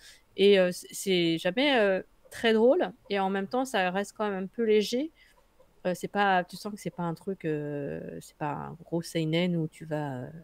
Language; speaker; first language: French; native; French